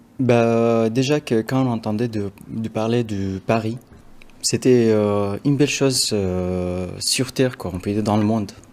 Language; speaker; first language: French; non-native, fluent; Arabic